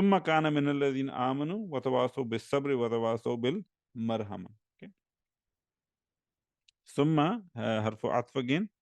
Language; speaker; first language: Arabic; non-native, fluent; Urdu